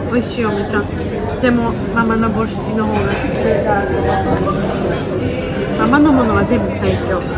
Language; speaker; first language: Japanese; non-native, learner; Georgian